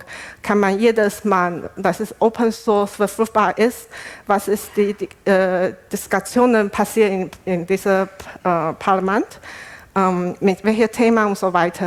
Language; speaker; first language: German; non-native, learner; Chinese